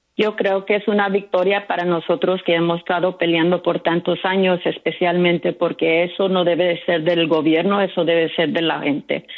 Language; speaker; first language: Spanish; early bilingual, heritage; Spanish